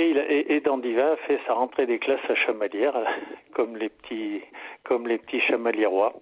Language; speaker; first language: French; native; French